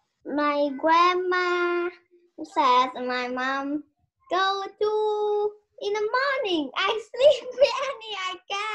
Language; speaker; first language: English; non-native, learner; Vietnamese